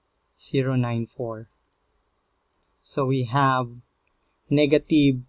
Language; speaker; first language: English; non-native, local second language; Filipino